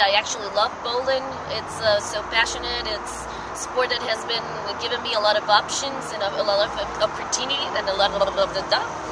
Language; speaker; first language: English; non-native, fluent; Spanish